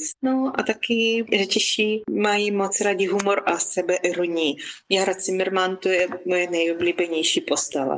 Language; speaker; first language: Czech; non-native, fluent; Ukrainian